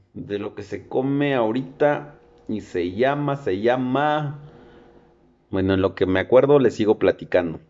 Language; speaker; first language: Spanish; native; Spanish